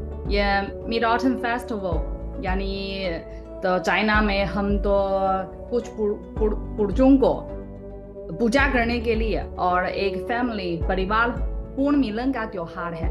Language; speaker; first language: Hindi; non-native, fluent; Chinese